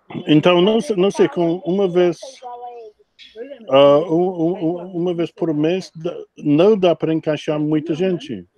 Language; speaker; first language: Portuguese; non-native, fluent; English